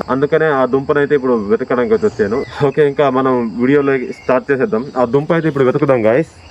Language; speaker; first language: Telugu; non-native, local second language; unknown